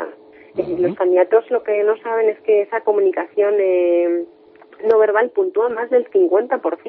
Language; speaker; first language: Spanish; native; Spanish